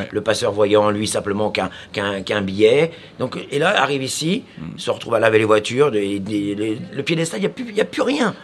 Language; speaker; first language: French; native; French